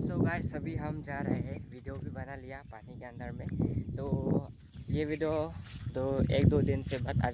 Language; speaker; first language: Hindi; non-native, local second language; Karbi